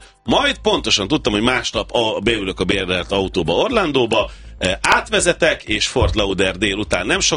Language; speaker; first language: Hungarian; native; Hungarian